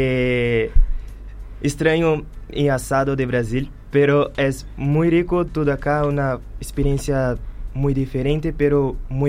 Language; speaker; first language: Spanish; non-native, learner; Portuguese